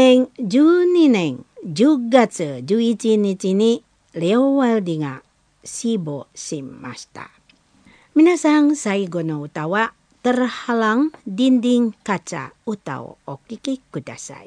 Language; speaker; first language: Japanese; non-native, learner; Indonesian